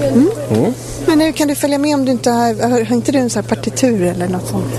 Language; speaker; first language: Swedish; native; Swedish